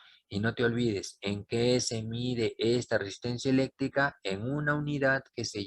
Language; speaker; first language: Spanish; native; Spanish